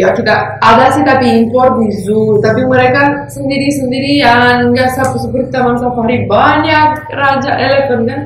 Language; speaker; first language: Indonesian; non-native, fluent; Romanian